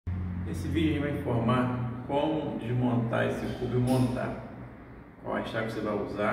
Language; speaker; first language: Portuguese; native; Portuguese